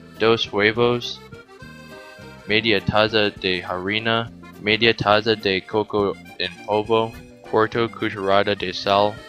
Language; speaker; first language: Spanish; non-native, learner; English